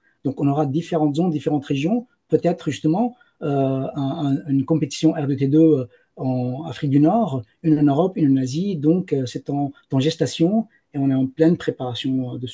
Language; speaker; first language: French; native; French